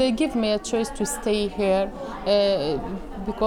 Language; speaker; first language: English; non-native, learner; Arabic